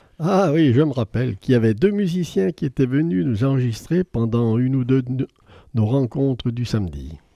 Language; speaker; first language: French; native; French